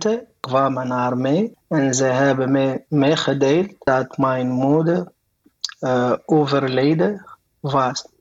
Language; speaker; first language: Dutch; non-native, learner; Arabic